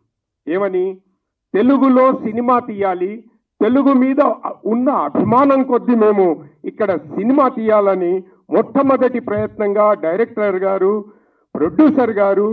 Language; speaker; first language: Telugu; native; Telugu